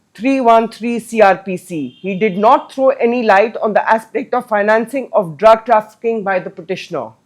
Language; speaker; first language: English; non-native, local second language; Punjabi